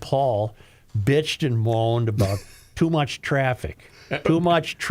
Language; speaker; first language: English; native; English